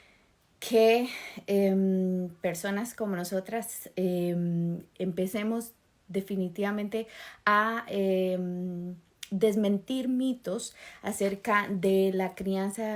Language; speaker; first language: Spanish; native; Spanish